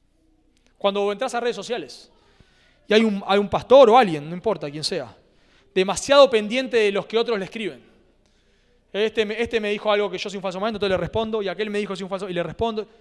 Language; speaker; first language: Spanish; native; Spanish